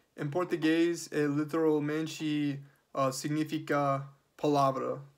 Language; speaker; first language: Portuguese; non-native, learner; English